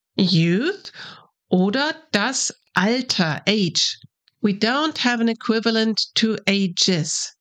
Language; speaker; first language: English; non-native, fluent; German